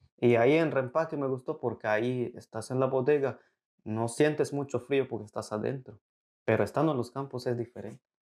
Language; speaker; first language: Spanish; native; Spanish